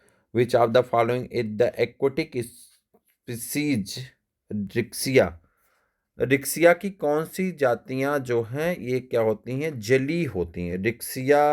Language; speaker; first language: Hindi; native; Hindi